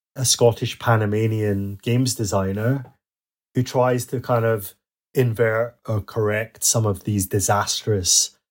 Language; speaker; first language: English; native; English